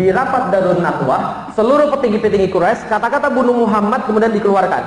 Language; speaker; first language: Indonesian; native; Indonesian